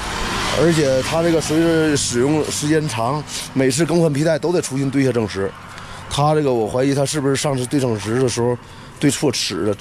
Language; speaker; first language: Chinese; native; Chinese